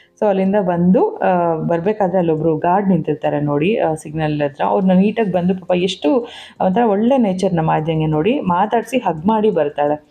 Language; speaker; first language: Kannada; native; Kannada